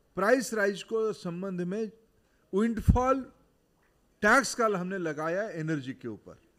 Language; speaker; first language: Hindi; non-native, local second language; Odia